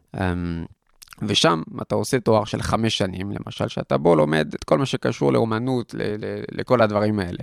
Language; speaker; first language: Hebrew; non-native, fluent; French